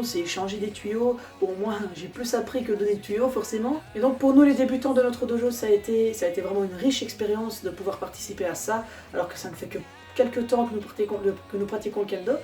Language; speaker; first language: French; native; French